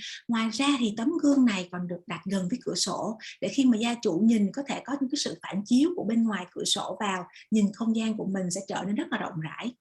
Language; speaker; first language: Vietnamese; native; Vietnamese